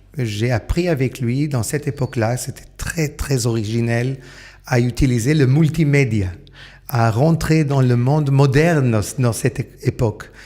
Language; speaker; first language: French; non-native, fluent; Portuguese